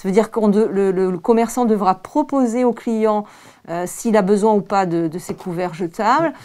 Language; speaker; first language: French; native; French